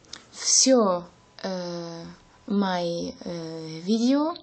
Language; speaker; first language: Russian; non-native, learner; German